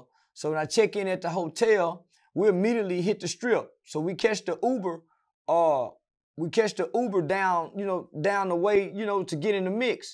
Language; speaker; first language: English; native; English